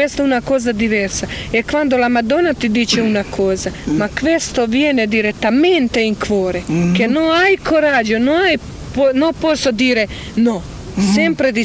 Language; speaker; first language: Italian; non-native, learner; Croatian